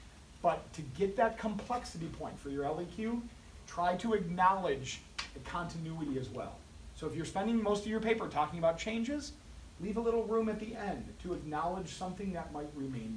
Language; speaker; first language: English; native; English